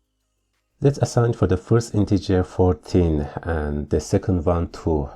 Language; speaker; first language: English; non-native, fluent; Persian